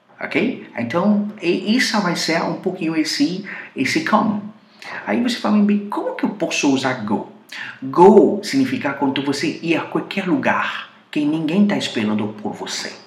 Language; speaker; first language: Portuguese; non-native, fluent; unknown